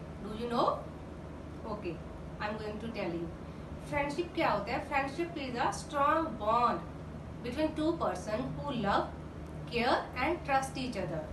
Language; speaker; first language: English; non-native, local second language; Hindi